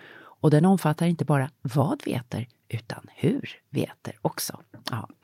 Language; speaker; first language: Swedish; early bilingual, other home language; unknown